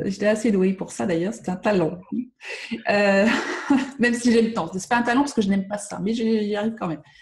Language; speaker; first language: French; native; French